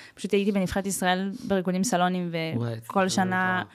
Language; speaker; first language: Hebrew; early bilingual, other home language; Russian